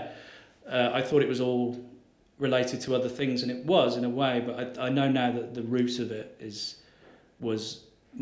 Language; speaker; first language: English; native; English